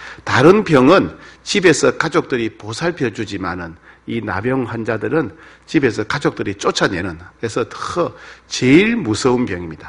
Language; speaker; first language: Korean; native; Korean